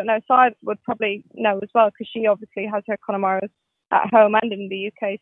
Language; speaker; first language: English; native; English